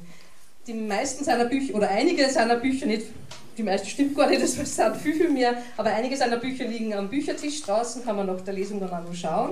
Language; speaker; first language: German; native; German